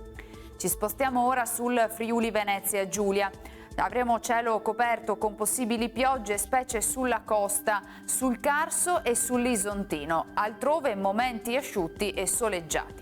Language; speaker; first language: Italian; native; Italian